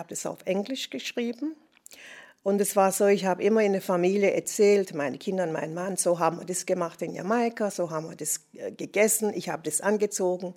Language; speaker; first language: German; non-native, fluent; English